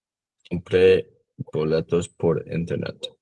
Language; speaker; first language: Spanish; non-native, learner; English